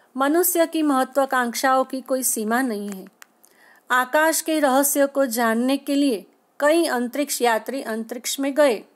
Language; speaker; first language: Hindi; non-native, local second language; Gujarati